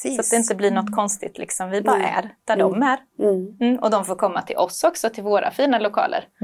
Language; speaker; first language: Swedish; native; Swedish